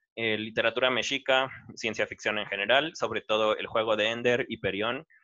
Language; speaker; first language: Spanish; native; Spanish